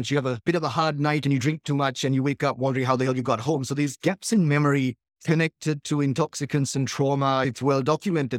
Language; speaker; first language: English; native; English